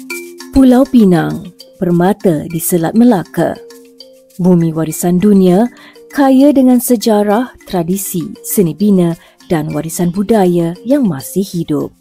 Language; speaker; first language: Malay; native; Malay